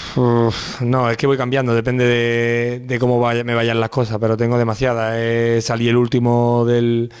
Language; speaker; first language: Spanish; native; Spanish